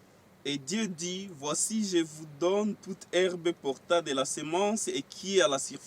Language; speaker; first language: French; non-native, local second language; Swahili